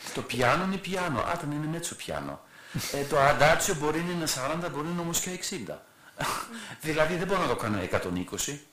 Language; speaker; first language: Greek; non-native, fluent; German